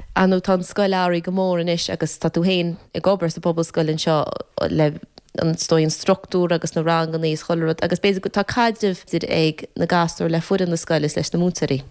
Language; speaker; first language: Irish; native; Irish